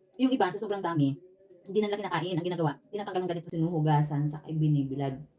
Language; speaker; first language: Filipino; non-native, local second language; Cebuano